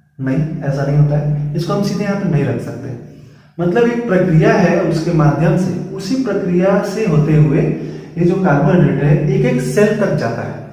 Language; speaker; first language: Hindi; native; Hindi